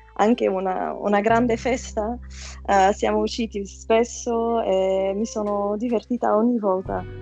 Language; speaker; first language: Italian; non-native, fluent; Dutch